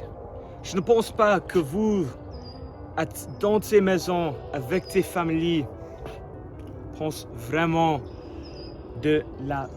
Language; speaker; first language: French; non-native, learner; English